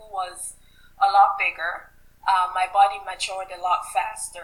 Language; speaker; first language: English; non-native, local second language; Yoruba